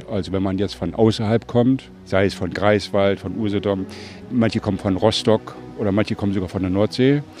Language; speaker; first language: German; native; German